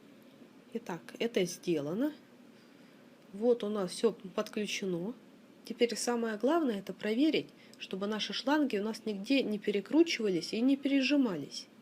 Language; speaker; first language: Russian; native; Russian